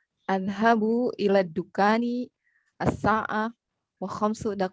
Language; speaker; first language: Arabic; non-native, learner; Indonesian